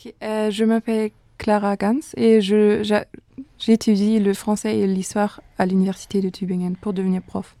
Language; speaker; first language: French; non-native, fluent; German